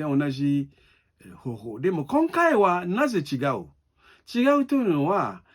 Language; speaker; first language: Japanese; non-native, learner; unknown